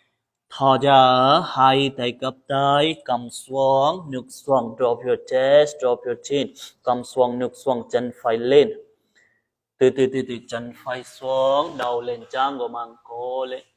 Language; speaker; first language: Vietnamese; non-native, learner; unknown